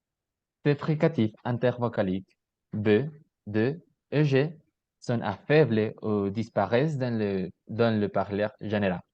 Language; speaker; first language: French; non-native, learner; Spanish